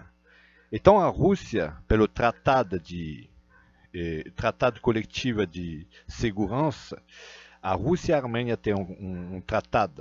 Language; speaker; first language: Portuguese; non-native, fluent; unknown